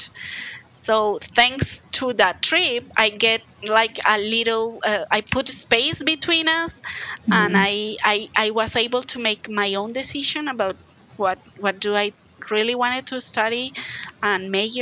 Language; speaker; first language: English; non-native, fluent; Spanish